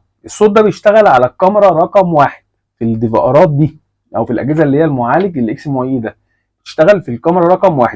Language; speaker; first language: Arabic; native; Arabic